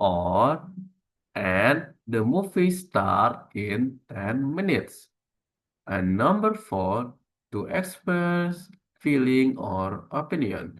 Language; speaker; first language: English; non-native, learner; Indonesian